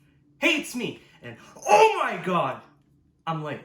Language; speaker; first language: English; native; English